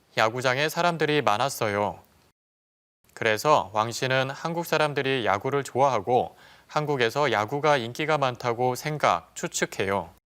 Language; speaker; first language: Korean; native; Korean